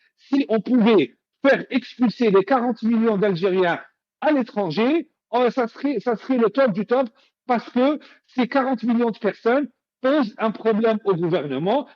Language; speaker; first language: French; non-native, local second language; Arabic